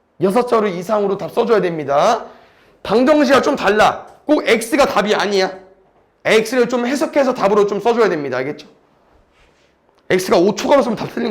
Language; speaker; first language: Korean; native; Korean